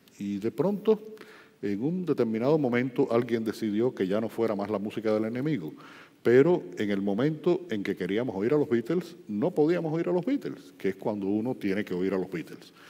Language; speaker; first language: Spanish; native; Spanish